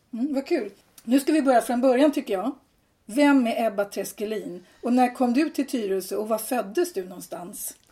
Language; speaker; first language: Swedish; native; Swedish